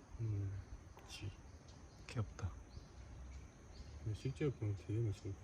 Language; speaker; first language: Korean; non-native, fluent; Japanese